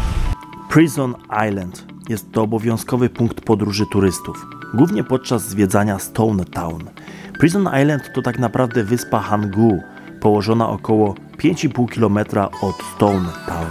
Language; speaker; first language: Polish; native; Polish